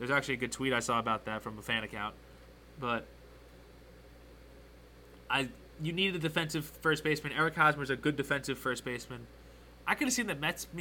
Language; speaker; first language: English; native; English